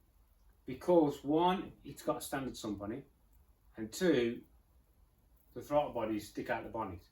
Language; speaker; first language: English; native; English